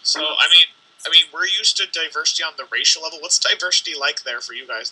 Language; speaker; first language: English; native; English